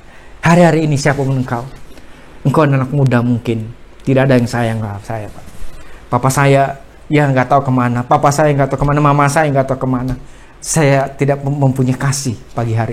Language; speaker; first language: Indonesian; native; Indonesian